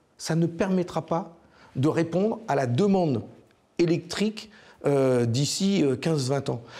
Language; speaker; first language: French; native; French